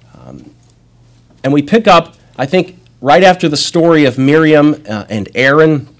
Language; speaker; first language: English; native; English